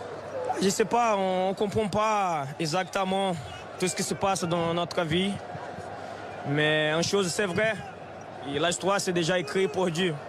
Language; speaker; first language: French; non-native, fluent; Portuguese